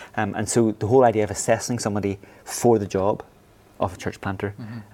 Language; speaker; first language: English; native; English